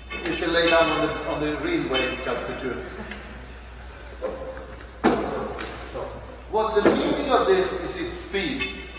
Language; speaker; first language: English; non-native, fluent; Swedish